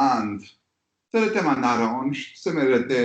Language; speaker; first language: Hungarian; non-native, learner; French